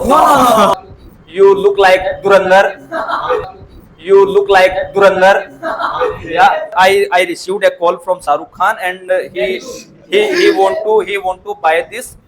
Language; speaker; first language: English; non-native, learner; Hindi